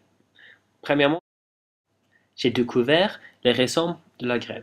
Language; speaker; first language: French; non-native, fluent; English